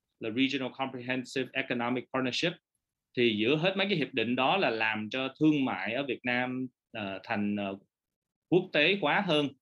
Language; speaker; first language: Vietnamese; early bilingual, heritage; Vietnamese